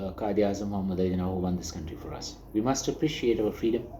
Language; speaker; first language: English; non-native, local second language; Urdu